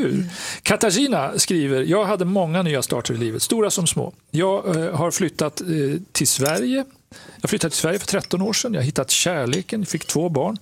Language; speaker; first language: Swedish; native; Swedish